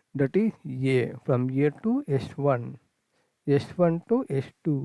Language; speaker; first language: English; non-native, local second language; Kannada